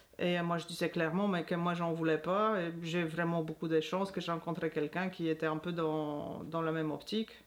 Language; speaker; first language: French; non-native, fluent; Polish